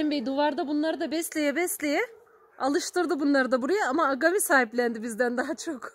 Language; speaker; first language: Turkish; native; Turkish